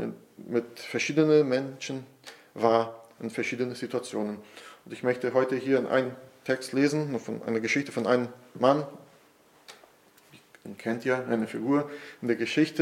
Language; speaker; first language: German; non-native, fluent; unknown